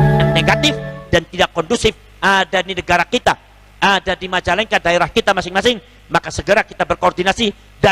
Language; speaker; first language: Indonesian; non-native, local second language; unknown